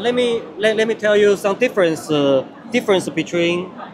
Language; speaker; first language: English; non-native, learner; Chinese